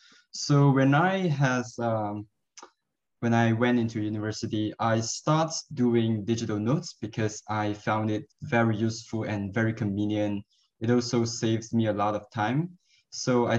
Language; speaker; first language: English; non-native, local second language; Cantonese